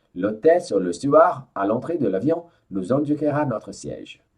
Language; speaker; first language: French; non-native, fluent; Portuguese